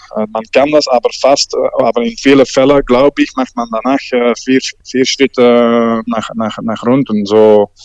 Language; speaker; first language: German; non-native, learner; Dutch